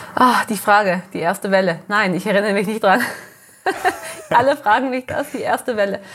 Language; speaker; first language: German; early bilingual, heritage; Portuguese